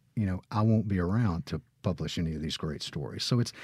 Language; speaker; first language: English; native; English